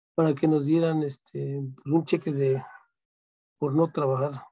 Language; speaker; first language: Spanish; native; Spanish